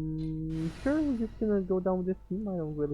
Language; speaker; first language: English; native; English